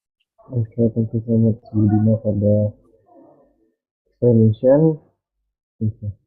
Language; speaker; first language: English; non-native, fluent; Malay